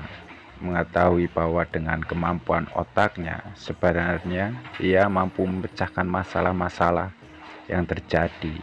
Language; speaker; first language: Indonesian; native; Indonesian